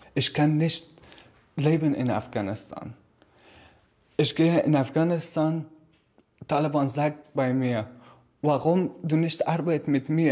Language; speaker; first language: German; non-native, learner; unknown